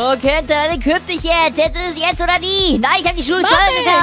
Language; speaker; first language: German; native; German